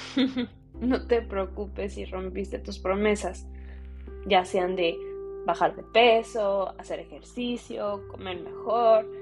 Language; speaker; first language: Spanish; early bilingual, heritage; Spanish